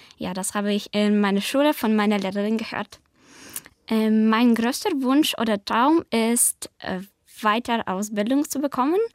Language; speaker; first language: German; non-native, learner; Ukrainian